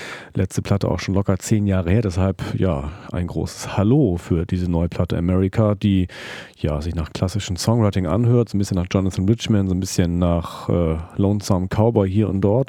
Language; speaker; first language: German; native; German